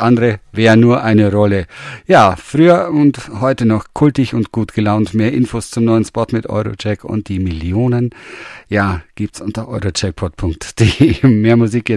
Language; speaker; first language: German; native; German